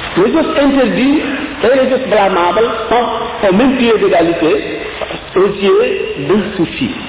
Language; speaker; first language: French; non-native, local second language; Wolof